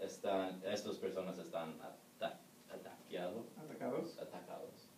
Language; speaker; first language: Spanish; non-native, learner; English